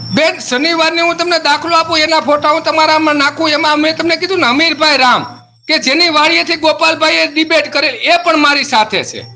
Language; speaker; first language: Gujarati; native; Gujarati